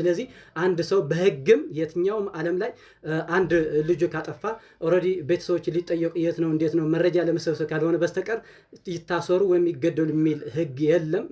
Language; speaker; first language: Amharic; non-native, local second language; Tigrinya